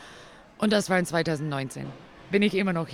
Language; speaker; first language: German; non-native, learner; English